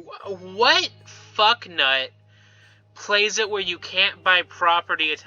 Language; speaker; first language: English; native; English